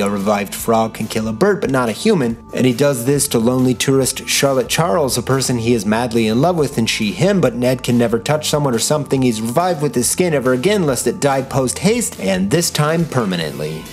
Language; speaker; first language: English; native; English